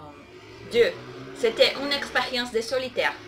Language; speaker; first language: French; non-native, learner; Portuguese